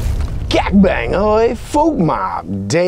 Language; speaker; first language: Vietnamese; non-native, fluent; English